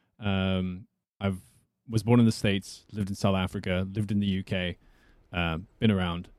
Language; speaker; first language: English; native; English